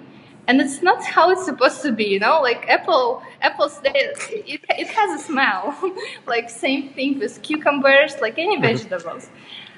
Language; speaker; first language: English; non-native, fluent; Russian